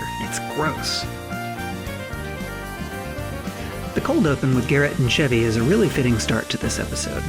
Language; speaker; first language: English; native; English